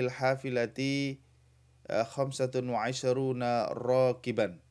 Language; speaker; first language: Arabic; non-native, fluent; Indonesian